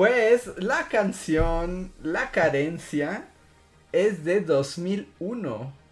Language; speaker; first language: Spanish; native; Spanish